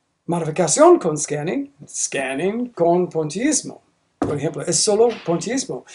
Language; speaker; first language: Spanish; non-native, learner; English